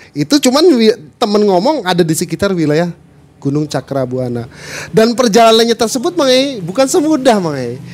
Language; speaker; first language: Indonesian; non-native, local second language; Sundanese